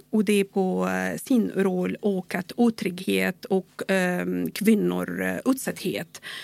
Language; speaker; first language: Swedish; non-native, fluent; Arabic